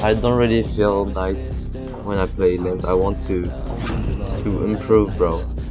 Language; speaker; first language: English; non-native, fluent; French